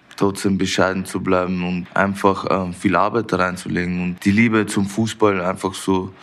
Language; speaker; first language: German; native; German